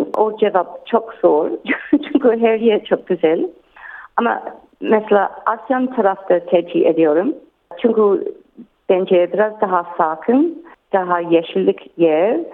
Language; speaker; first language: Turkish; non-native, learner; English